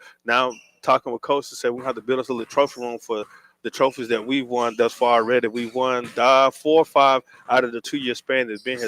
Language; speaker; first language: English; native; English